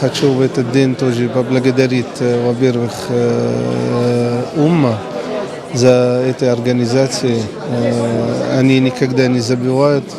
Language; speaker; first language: Russian; non-native, local second language; Kyrgyz